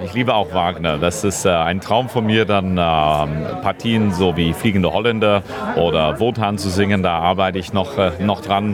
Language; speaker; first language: German; non-native, fluent; English